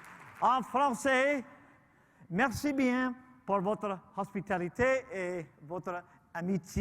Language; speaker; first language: French; non-native, learner; English